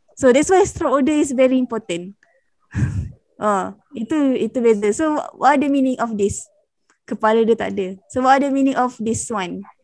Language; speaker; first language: English; non-native, local second language; Malay